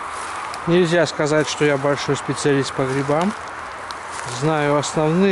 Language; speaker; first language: Russian; native; Russian